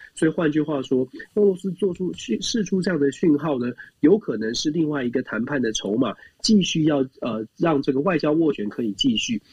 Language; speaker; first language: Chinese; native; Chinese